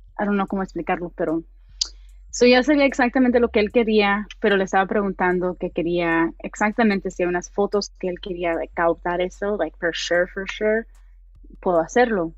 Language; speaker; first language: Spanish; early bilingual, heritage; Spanish